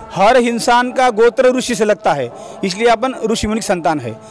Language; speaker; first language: Hindi; non-native, local second language; Marathi